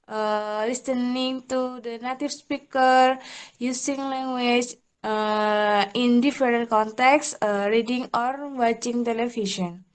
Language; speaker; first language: English; non-native, learner; Indonesian